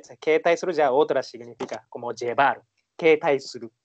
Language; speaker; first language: Spanish; non-native, learner; Japanese